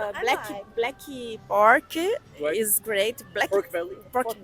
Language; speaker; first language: English; non-native, learner; Portuguese